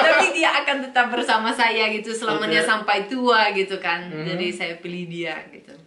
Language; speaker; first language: Indonesian; non-native, fluent; Dutch